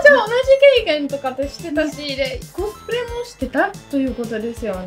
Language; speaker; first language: Japanese; non-native, fluent; Italian